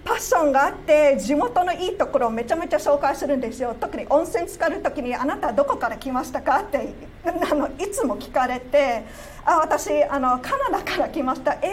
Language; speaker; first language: Japanese; non-native, fluent; Cantonese